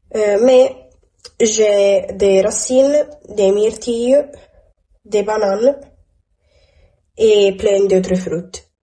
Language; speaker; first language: French; non-native, learner; Italian